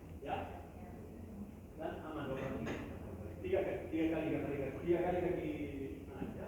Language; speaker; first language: Indonesian; non-native, learner; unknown